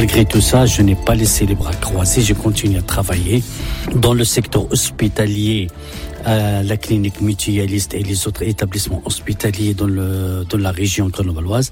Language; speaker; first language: French; non-native, local second language; Arabic